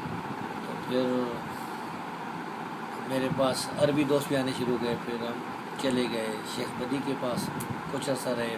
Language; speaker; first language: Urdu; non-native, local second language; Pashto